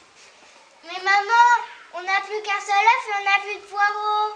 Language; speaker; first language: French; native; French